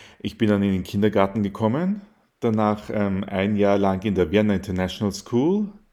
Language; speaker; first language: German; early bilingual, other home language; Arabic